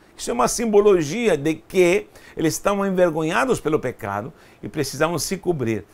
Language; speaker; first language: Portuguese; non-native, fluent; Spanish